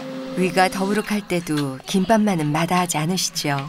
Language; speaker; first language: Korean; native; Korean